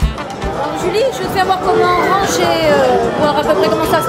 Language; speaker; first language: French; native; French